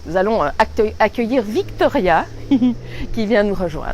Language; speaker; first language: French; native; French